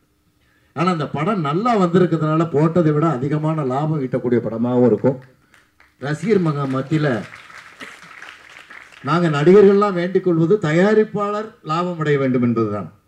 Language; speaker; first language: Tamil; native; Tamil